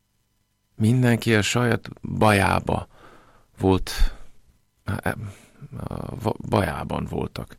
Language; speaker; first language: Hungarian; non-native, fluent; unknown